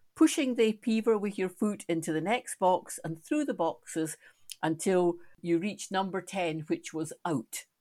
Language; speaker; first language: English; native; English